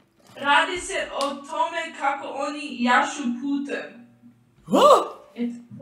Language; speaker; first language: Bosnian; early bilingual, heritage; English